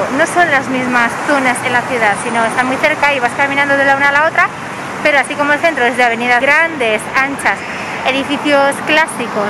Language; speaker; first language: Spanish; native; Spanish